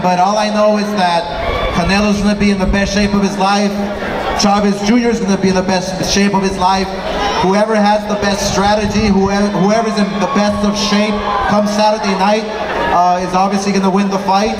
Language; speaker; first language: English; early bilingual, other home language; Spanish